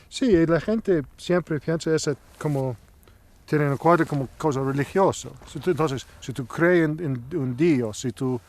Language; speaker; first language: Spanish; non-native, learner; English